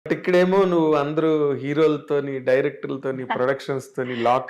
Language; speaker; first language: Telugu; native; Telugu